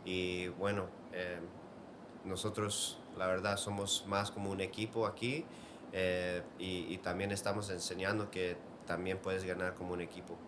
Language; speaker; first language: Spanish; early bilingual, heritage; Spanish